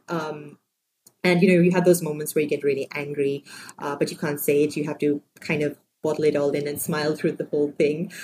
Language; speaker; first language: English; non-native, local second language; Sinhala